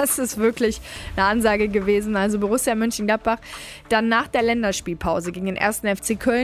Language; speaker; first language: German; native; German